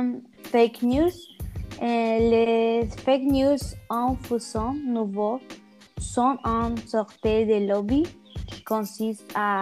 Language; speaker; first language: French; non-native, learner; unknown